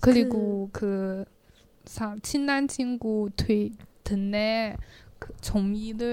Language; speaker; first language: Korean; non-native, learner; Chinese